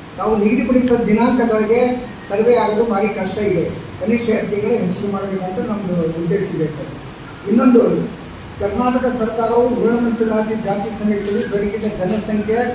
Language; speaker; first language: Kannada; non-native, local second language; Lambadi